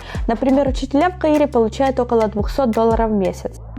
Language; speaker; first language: Russian; native; Russian